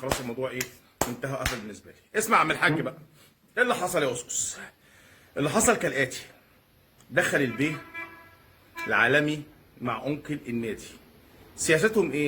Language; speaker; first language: Arabic; native; Arabic